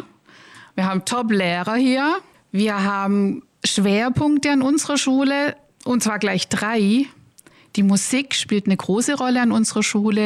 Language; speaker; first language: German; native; German